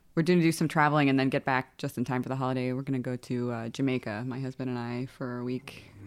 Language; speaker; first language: English; native; English